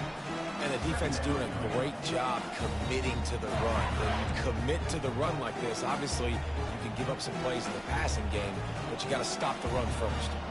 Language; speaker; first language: English; native; English